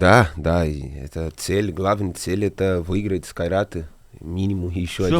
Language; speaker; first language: Russian; non-native, learner; Portuguese